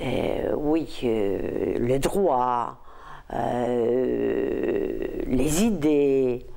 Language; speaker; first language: French; non-native, fluent; Polish